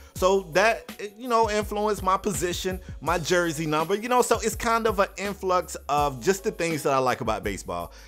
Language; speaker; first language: English; native; English